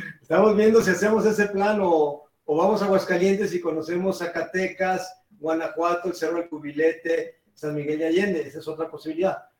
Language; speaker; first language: Spanish; native; Spanish